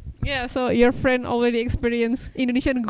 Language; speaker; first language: English; non-native, local second language; Indonesian